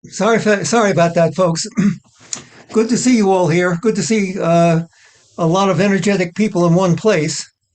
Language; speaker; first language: English; native; English